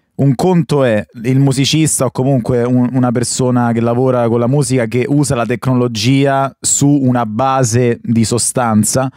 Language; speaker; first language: Italian; native; Italian